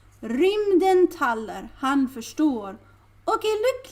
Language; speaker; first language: Swedish; non-native, learner; English